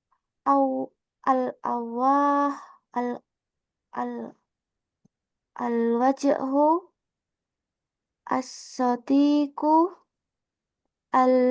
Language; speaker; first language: Arabic; non-native, learner; Indonesian